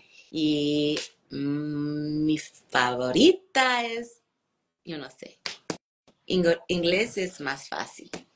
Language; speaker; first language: Spanish; non-native, learner; English